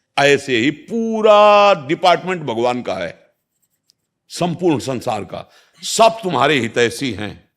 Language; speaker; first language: Hindi; native; Hindi